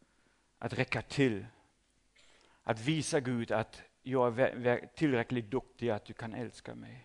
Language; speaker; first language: Swedish; non-native, fluent; German